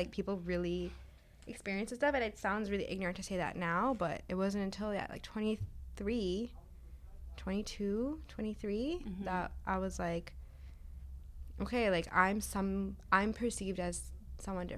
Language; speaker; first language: English; native; English